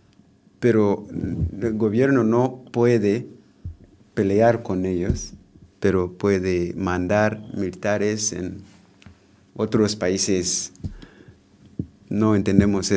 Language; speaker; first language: Spanish; non-native, learner; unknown